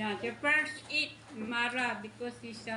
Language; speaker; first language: English; non-native, learner; Filipino